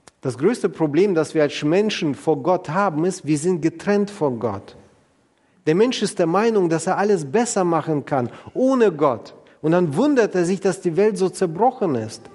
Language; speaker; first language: German; non-native, fluent; Russian